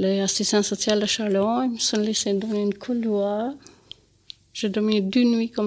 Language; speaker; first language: French; non-native, learner; Albanian